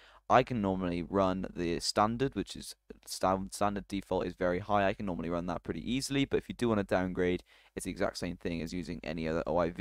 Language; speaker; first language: English; native; English